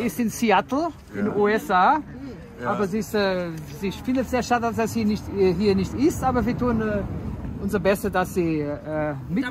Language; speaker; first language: German; early bilingual, heritage; Portuguese